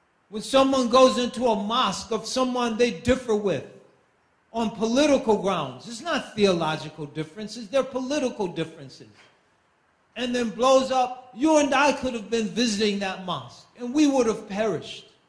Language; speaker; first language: English; native; English